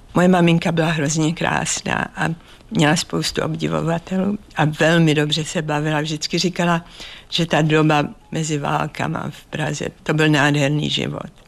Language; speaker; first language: Czech; native; Czech